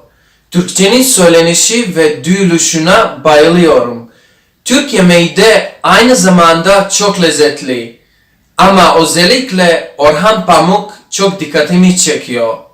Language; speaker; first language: Turkish; non-native, fluent; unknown